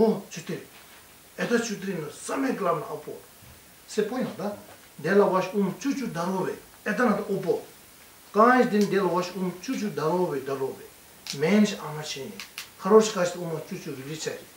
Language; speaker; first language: Russian; non-native, learner; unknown